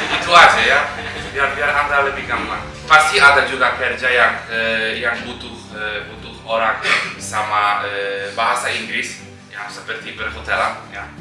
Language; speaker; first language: Indonesian; non-native, learner; Polish